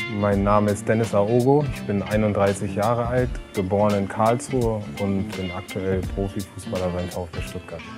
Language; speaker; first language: German; native; German